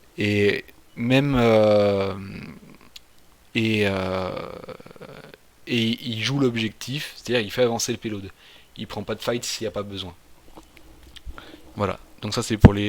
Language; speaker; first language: French; native; French